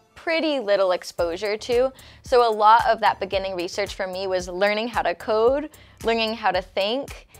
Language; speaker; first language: English; native; English